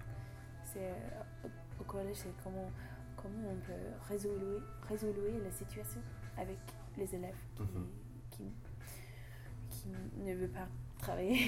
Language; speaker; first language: French; non-native, learner; English